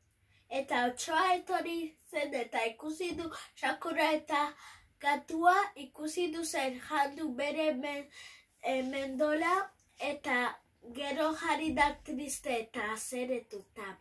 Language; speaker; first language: Basque; non-native, local second language; Bini